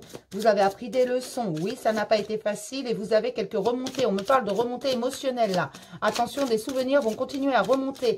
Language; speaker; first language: French; native; French